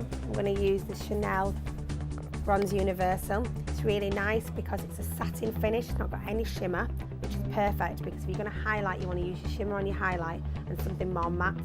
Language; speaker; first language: English; native; English